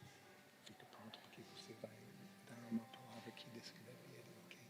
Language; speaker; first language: Portuguese; non-native, fluent; English